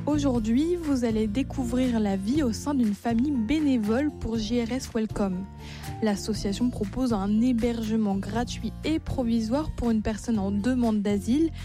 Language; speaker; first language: French; native; French